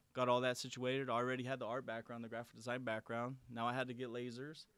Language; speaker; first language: English; native; English